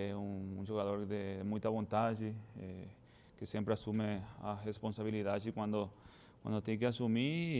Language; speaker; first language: Portuguese; non-native, fluent; Spanish